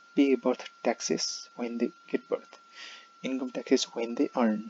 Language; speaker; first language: English; non-native, local second language; Nepali